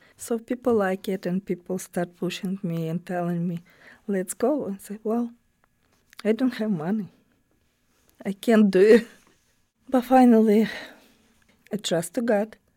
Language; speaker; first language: English; non-native, learner; Ukrainian